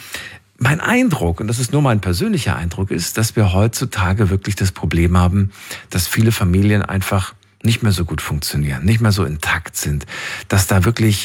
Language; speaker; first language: German; native; German